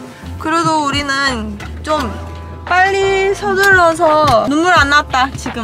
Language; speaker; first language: Korean; early bilingual, heritage; Korean